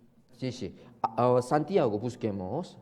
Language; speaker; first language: Spanish; non-native, learner; Korean